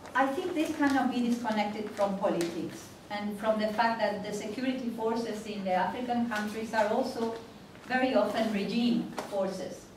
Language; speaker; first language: English; non-native, fluent; Spanish